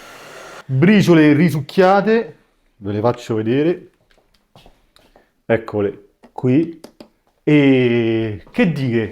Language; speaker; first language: Italian; native; Italian